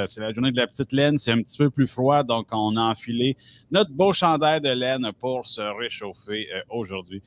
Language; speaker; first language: French; native; French